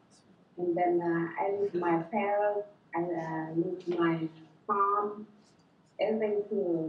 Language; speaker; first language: English; non-native, learner; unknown